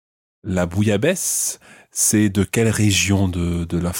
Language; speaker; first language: French; non-native, fluent; English